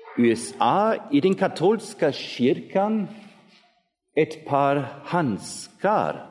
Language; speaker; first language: Swedish; non-native, fluent; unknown